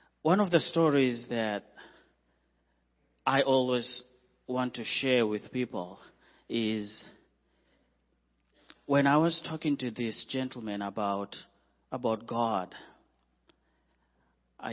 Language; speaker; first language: English; non-native, local second language; Shona